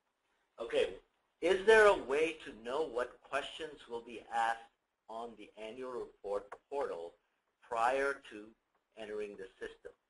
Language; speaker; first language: English; native; English